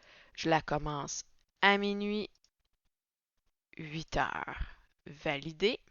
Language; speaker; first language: French; native; French